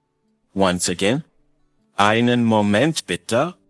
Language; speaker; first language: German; non-native, fluent; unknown